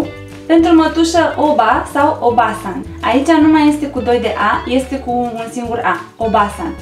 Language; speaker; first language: Romanian; native; Romanian